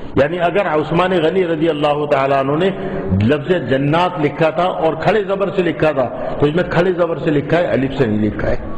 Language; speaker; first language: Urdu; native; Urdu